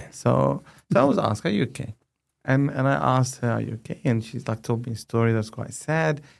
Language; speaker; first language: English; non-native, fluent; Arabic